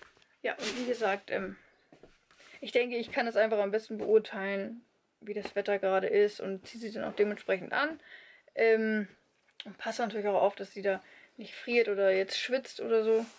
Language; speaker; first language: German; native; German